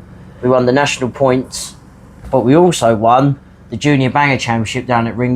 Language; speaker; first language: English; native; English